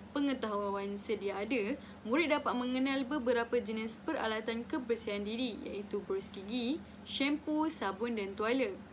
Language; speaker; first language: Malay; native; Malay